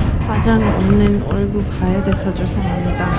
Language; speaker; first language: Korean; non-native, fluent; English